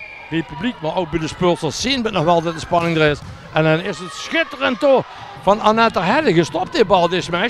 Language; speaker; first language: Dutch; native; Dutch